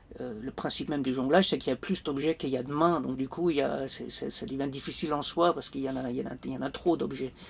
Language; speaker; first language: French; non-native, fluent; Danish